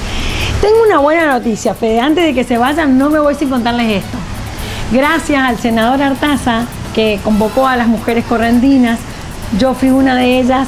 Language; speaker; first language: Spanish; native; Spanish